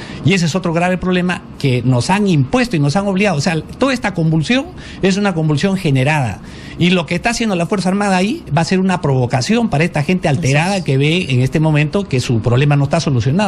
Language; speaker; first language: Spanish; native; Spanish